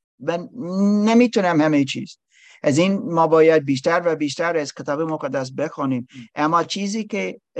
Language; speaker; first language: Persian; non-native, learner; English